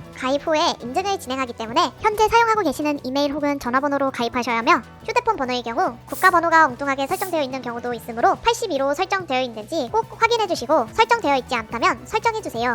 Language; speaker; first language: Korean; native; Korean